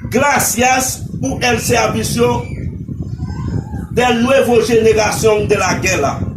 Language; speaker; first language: Spanish; non-native, learner; Haitian Creole